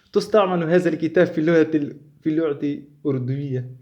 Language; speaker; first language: Arabic; non-native, learner; Urdu